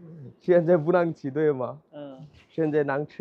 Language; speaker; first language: Chinese; non-native, learner; Bangla